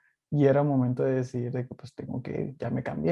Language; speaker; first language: Spanish; native; Spanish